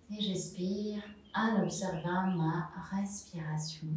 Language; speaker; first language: French; non-native, fluent; Spanish